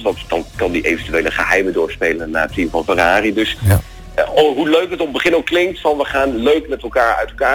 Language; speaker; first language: Dutch; native; Dutch